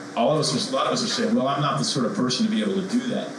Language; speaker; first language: English; native; English